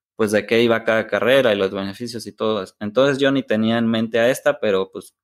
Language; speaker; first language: Spanish; native; Spanish